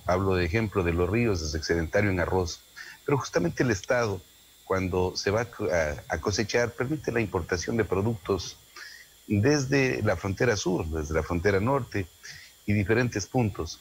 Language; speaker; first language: Spanish; native; Spanish